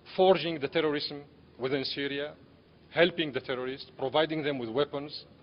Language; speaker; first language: English; non-native, fluent; Arabic